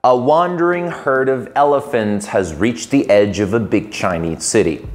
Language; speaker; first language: English; non-native, fluent; Chinese